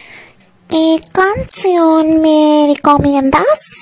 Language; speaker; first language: Spanish; non-native, learner; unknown